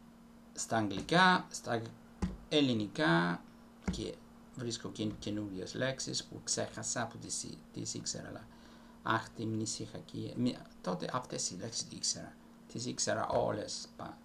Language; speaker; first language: Greek; non-native, fluent; Italian